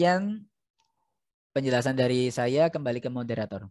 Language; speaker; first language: Indonesian; native; Indonesian